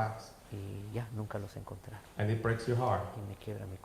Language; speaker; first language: English; non-native, fluent; Spanish